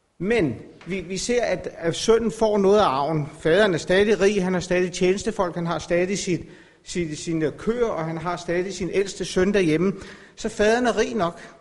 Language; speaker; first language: Danish; native; Danish